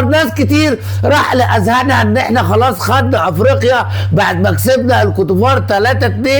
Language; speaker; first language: Arabic; native; Arabic